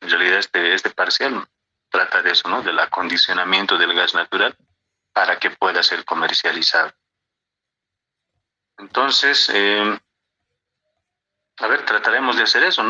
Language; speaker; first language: Spanish; native; Spanish